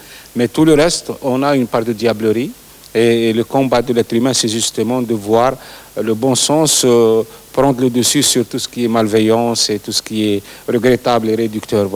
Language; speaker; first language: French; non-native, local second language; Arabic